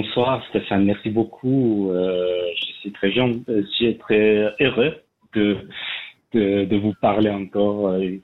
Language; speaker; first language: French; non-native, learner; Persian